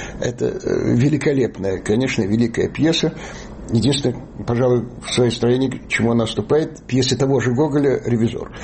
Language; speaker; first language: Russian; native; Russian